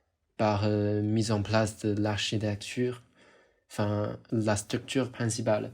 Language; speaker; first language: French; non-native, fluent; Chinese